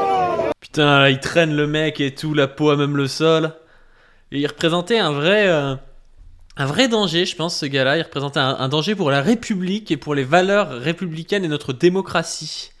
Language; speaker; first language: French; native; French